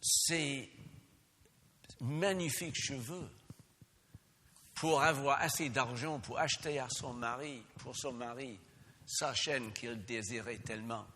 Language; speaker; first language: French; non-native, fluent; English